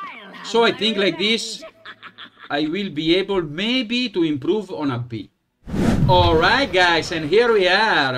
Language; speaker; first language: English; non-native, fluent; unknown